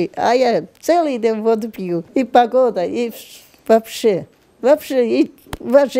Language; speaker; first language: Russian; non-native, local second language; Turkish